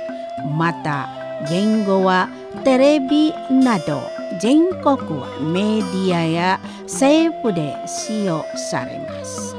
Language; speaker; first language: Japanese; non-native, fluent; Indonesian